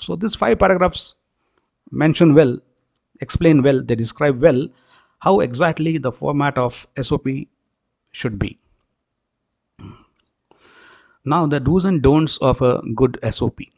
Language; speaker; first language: English; non-native, local second language; Marathi